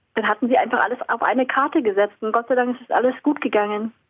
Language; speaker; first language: German; early bilingual, other home language; Vietnamese